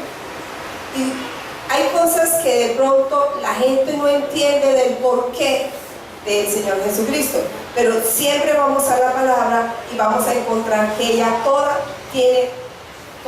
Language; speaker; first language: Spanish; native; Spanish